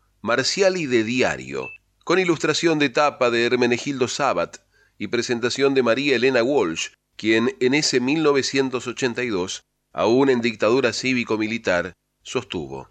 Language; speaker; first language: Spanish; native; Spanish